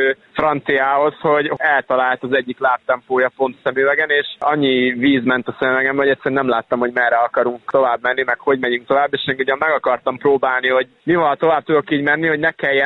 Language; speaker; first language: Hungarian; native; Hungarian